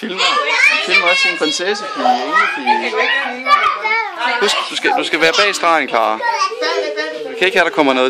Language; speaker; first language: Danish; native; Danish